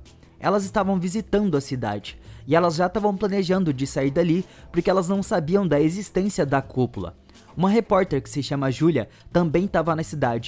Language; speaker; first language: Portuguese; native; Portuguese